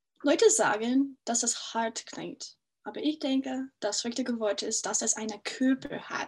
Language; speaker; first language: German; non-native, fluent; English